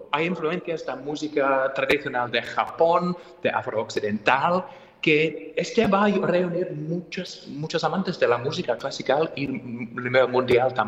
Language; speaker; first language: Spanish; non-native, fluent; English